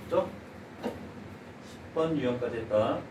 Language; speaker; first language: Korean; native; Korean